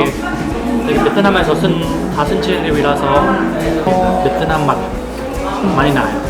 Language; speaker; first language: Korean; non-native, fluent; Vietnamese